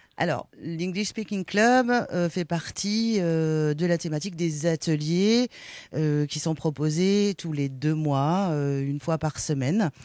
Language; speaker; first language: French; native; French